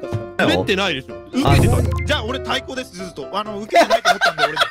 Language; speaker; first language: Japanese; native; Japanese